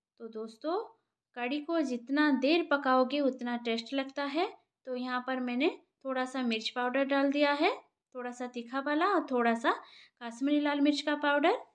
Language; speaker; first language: Hindi; non-native, local second language; Bangla